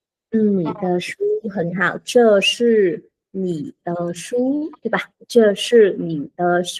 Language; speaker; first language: Chinese; non-native, fluent; Vietnamese